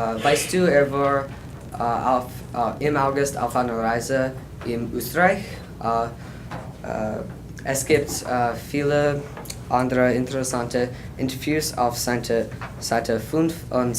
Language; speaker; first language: German; non-native, learner; English